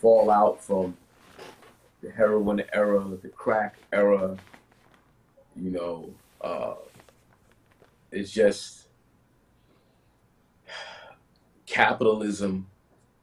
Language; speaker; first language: English; native; English